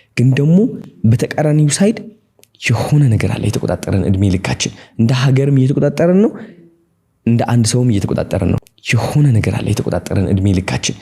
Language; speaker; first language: Amharic; non-native, local second language; Tigrinya